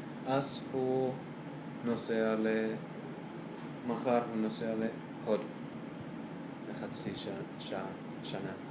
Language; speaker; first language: Hebrew; non-native, learner; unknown